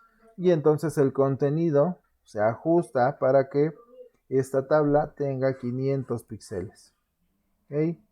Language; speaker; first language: Spanish; native; Spanish